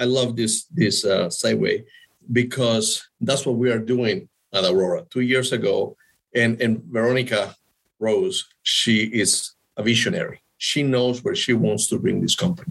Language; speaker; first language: English; non-native, fluent; Spanish